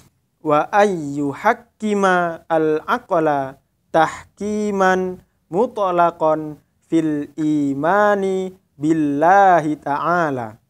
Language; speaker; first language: Arabic; non-native, fluent; Indonesian